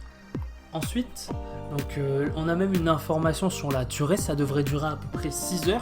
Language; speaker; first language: French; native; French